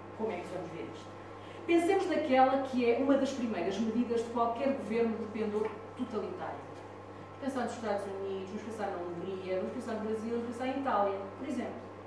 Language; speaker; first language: Portuguese; non-native, fluent; Italian